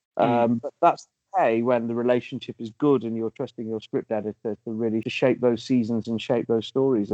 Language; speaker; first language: English; native; English